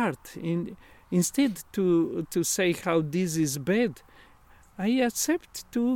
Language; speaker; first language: English; non-native, learner; Italian